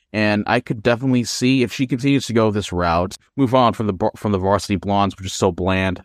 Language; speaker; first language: English; non-native, local second language; Filipino